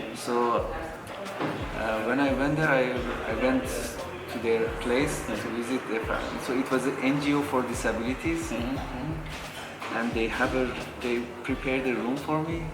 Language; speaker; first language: English; non-native, fluent; Persian